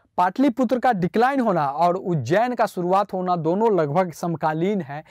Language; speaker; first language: Hindi; native; Hindi